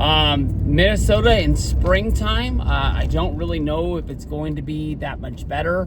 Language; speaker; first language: English; native; English